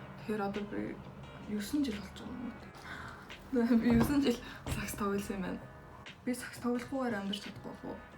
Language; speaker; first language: Mongolian; early bilingual, heritage; Mongolian